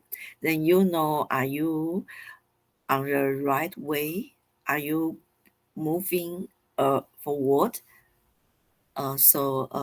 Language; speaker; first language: English; non-native, fluent; Chinese